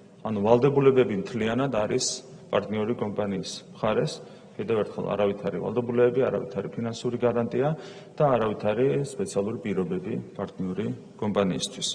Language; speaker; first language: Georgian; native; Georgian